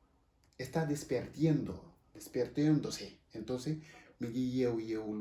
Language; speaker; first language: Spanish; non-native, fluent; Wolof